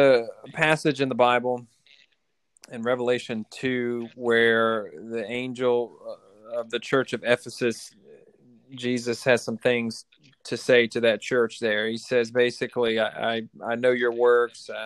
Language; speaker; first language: English; native; English